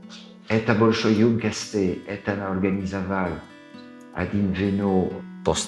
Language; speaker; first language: Russian; non-native, learner; French